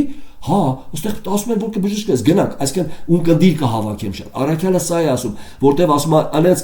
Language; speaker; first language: Armenian; native; Armenian